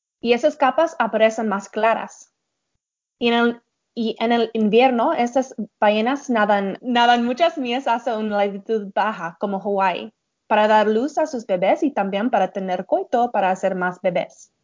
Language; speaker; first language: Spanish; non-native, learner; English